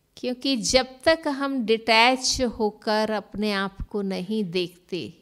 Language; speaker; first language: Hindi; non-native, local second language; Gujarati